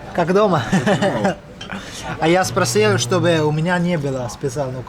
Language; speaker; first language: Russian; non-native, learner; Italian